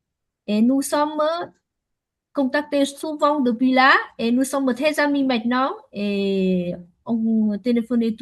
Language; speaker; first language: French; non-native, learner; Vietnamese